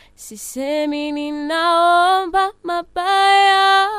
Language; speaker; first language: English; non-native, local second language; Swahili